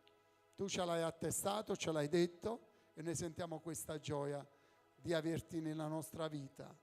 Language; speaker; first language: Italian; native; Italian